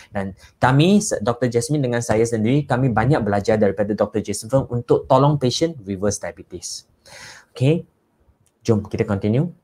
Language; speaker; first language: Malay; non-native, local second language; Chinese